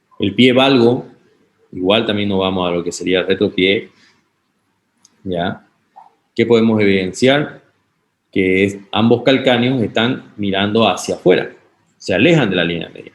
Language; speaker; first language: Spanish; native; Spanish